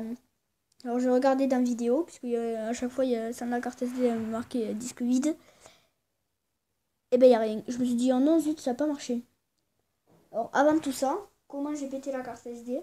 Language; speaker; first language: French; native; French